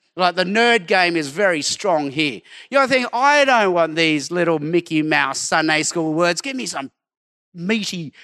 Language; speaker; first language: English; native; English